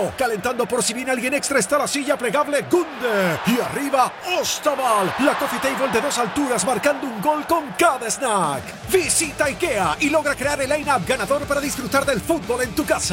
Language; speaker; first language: Spanish; native; Spanish